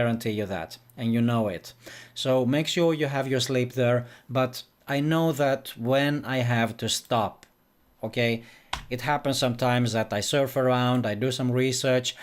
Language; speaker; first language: English; non-native, fluent; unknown